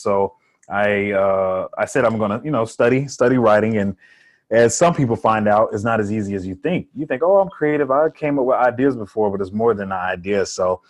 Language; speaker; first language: English; native; English